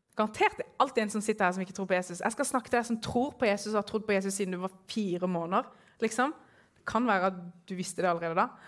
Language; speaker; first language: Norwegian; early bilingual, other home language; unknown